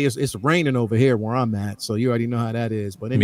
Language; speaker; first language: English; native; English